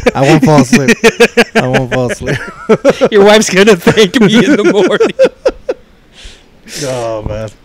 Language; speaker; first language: English; native; English